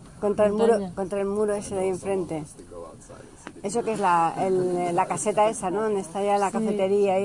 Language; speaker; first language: Spanish; native; Spanish